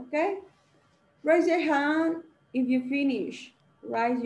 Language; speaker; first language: English; non-native, learner; Spanish